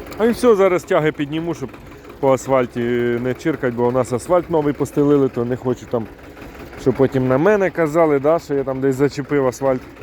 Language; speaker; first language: Ukrainian; native; Ukrainian